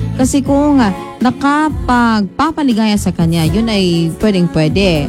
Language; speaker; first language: Filipino; non-native, local second language; Cebuano